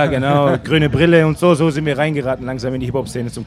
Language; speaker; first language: German; native; German